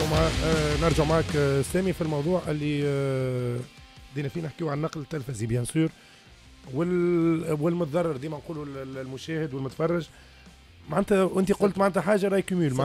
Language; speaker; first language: Arabic; native; Arabic